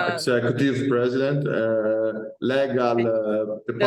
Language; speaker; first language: English; non-native, learner; Italian